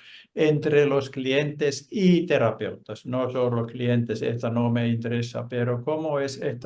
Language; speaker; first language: Spanish; non-native, fluent; Finnish